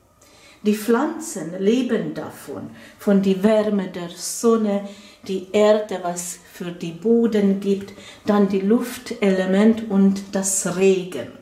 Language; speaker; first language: German; non-native, fluent; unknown